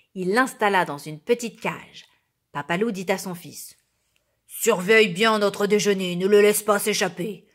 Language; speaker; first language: French; native; French